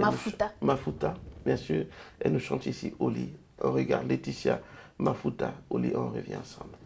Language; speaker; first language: French; non-native, local second language; Lingala